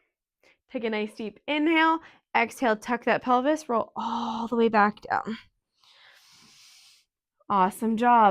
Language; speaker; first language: English; native; English